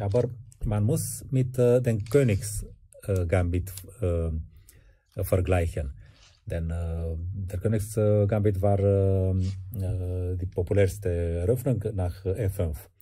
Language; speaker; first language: German; non-native, fluent; Romanian